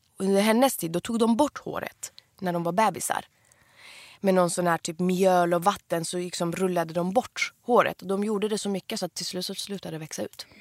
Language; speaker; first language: Swedish; early bilingual, other home language; Persian